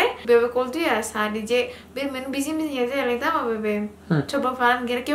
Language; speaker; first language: Turkish; non-native, learner; Indonesian